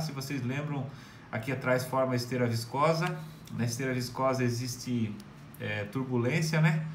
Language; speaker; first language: Portuguese; native; Portuguese